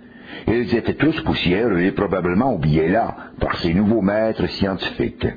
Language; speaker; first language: French; native; French